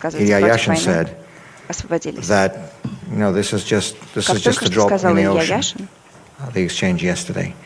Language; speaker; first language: English; non-native, fluent; Russian